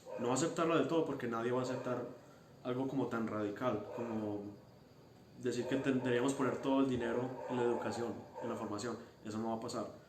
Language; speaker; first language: Spanish; early bilingual, heritage; Spanish